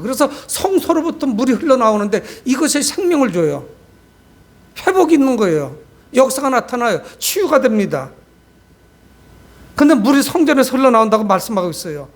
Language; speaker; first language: Korean; native; Korean